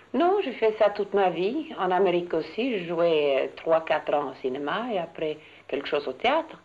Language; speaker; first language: French; non-native, learner; Swedish